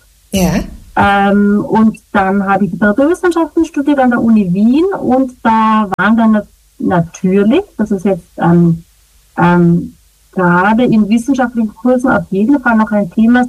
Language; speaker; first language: German; native; German